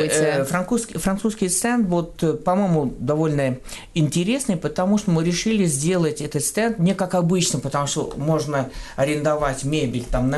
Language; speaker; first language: Russian; non-native, fluent; French